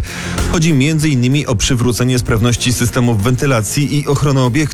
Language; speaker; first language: Polish; native; Polish